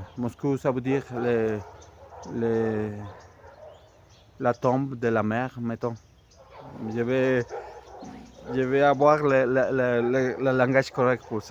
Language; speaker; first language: French; non-native, fluent; Spanish